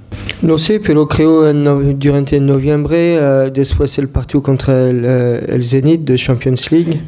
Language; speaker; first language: Spanish; non-native, fluent; French